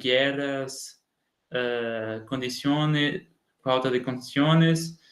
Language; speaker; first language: Spanish; non-native, learner; Portuguese